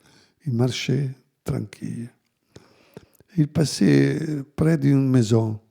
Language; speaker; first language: French; non-native, fluent; Italian